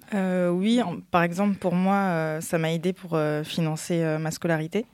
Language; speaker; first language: French; early bilingual, other home language; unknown